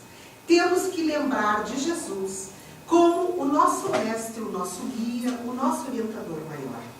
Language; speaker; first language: Portuguese; native; Portuguese